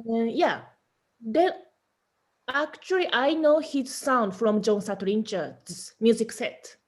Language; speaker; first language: English; non-native, learner; Japanese